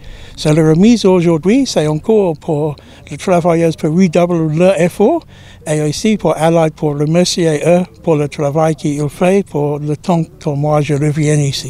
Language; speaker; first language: French; non-native, learner; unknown